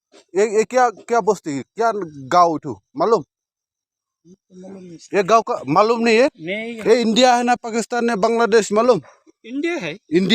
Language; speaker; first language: Hindi; non-native, local second language; Khasi